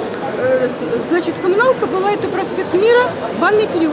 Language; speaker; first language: Russian; native; Russian